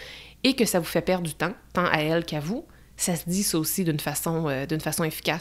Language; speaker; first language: French; native; French